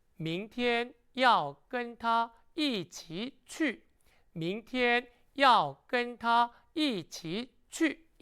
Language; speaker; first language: Chinese; non-native, fluent; Korean